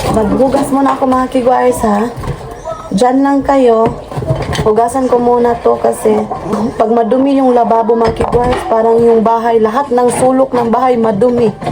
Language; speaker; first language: Filipino; non-native, local second language; Cebuano